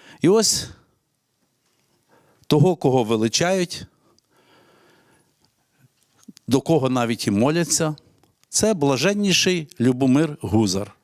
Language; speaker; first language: Ukrainian; native; Ukrainian